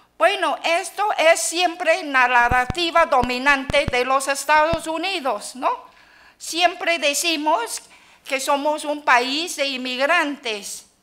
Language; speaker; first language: Spanish; non-native, fluent; Chinese